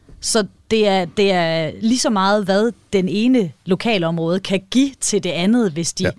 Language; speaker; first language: Danish; native; Danish